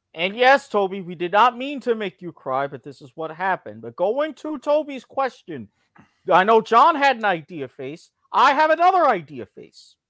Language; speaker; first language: English; native; English